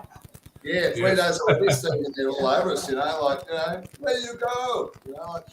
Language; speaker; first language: English; native; English